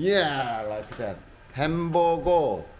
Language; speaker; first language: English; non-native, learner; Korean